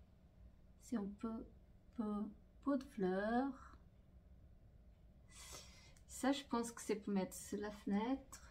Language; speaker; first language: French; non-native, fluent; Portuguese